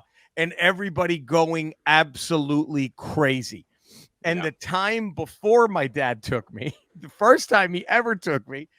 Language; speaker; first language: English; native; English